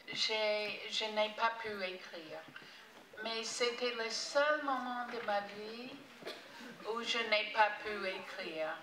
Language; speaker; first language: French; non-native, fluent; English